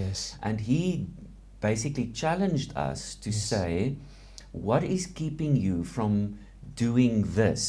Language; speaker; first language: English; non-native, local second language; Afrikaans